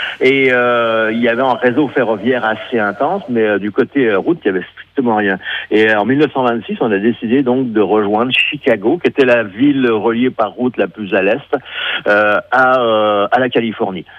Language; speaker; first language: French; native; French